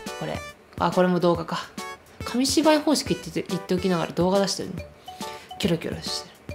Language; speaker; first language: Japanese; native; Japanese